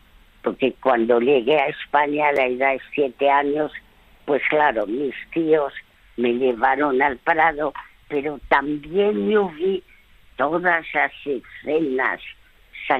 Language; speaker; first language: Spanish; non-native, fluent; French